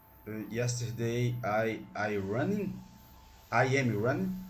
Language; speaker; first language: English; non-native, learner; Portuguese